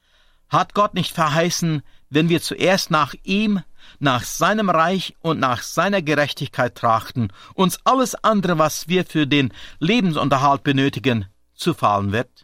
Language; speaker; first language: German; native; German